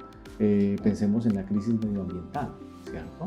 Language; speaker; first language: Spanish; native; Spanish